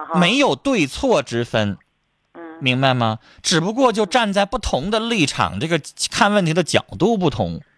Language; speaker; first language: Chinese; native; Chinese